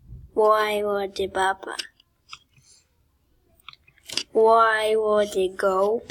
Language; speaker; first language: Chinese; non-native, learner; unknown